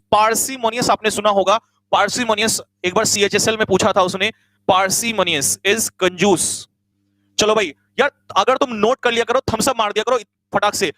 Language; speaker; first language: Hindi; native; Hindi